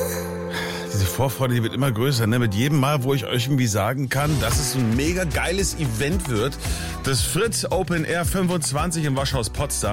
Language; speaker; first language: German; native; German